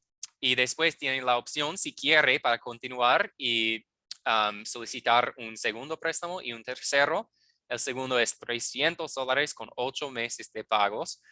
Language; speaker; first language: Spanish; non-native, fluent; English